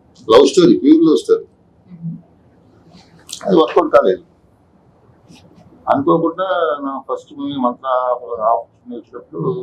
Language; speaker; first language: Telugu; native; Telugu